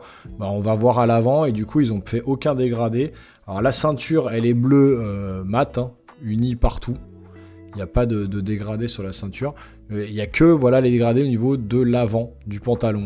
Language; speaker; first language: French; native; French